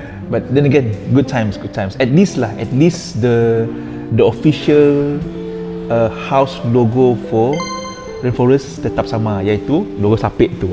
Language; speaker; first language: English; non-native, local second language; Malay